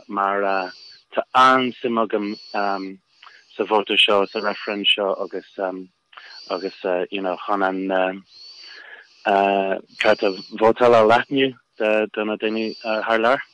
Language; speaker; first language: Irish; non-native, local second language; English